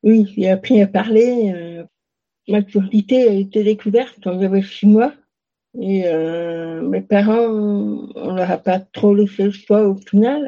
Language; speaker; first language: French; native; French